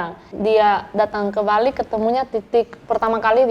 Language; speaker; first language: Indonesian; non-native, fluent; Spanish